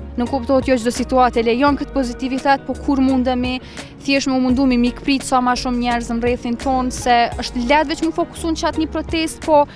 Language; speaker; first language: Albanian; non-native, local second language; Bosnian